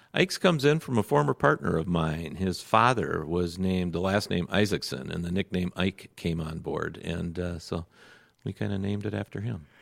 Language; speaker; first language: English; native; English